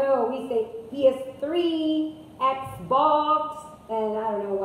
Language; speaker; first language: English; non-native, fluent; Spanish